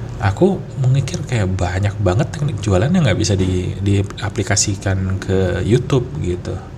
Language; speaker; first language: Indonesian; non-native, local second language; Malay